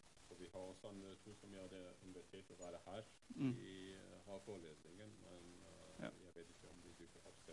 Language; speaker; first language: Norwegian; non-native, fluent; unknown